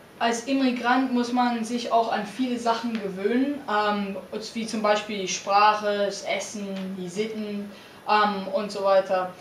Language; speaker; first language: German; non-native, fluent; English